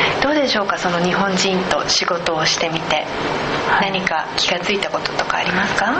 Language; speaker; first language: Japanese; native; Japanese